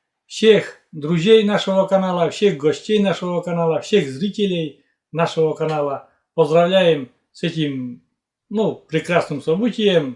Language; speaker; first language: Russian; native; Russian